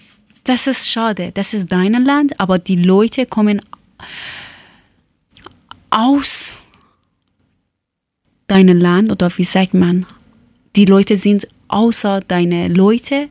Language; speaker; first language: German; non-native, learner; Persian